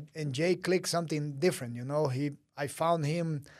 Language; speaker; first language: English; early bilingual, other home language; Portuguese